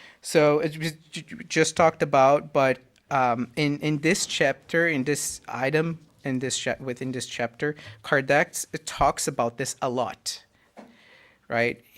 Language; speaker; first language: English; non-native, fluent; Portuguese